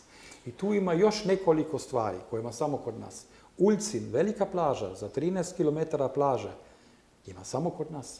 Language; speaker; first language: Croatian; non-native, learner; German